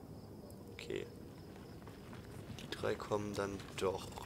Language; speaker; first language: German; native; German